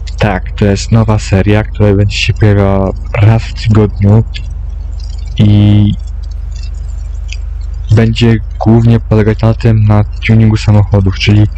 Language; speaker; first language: Polish; native; Polish